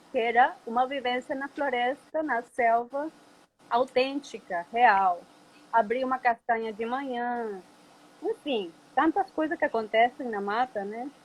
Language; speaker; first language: Portuguese; non-native, fluent; Spanish